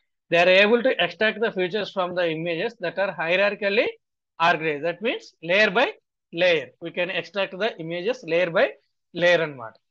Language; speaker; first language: English; non-native, local second language; Telugu